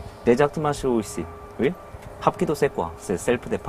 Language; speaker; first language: French; non-native, learner; Korean